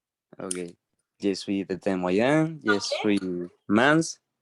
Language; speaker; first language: French; non-native, learner; Spanish